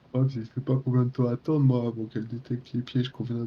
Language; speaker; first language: French; native; French